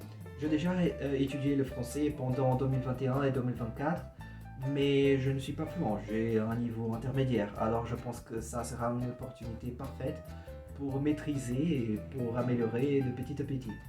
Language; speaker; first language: French; non-native, learner; Portuguese